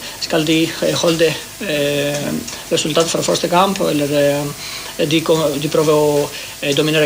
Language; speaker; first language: Norwegian; non-native, learner; Greek